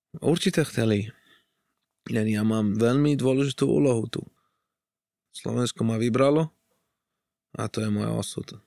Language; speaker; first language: Slovak; non-native, fluent; Arabic